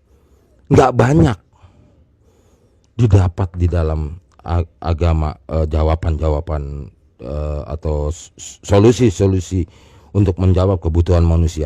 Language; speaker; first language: Indonesian; native; Indonesian